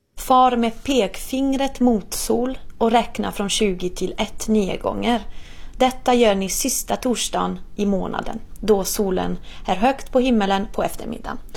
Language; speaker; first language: Swedish; non-native, fluent; Italian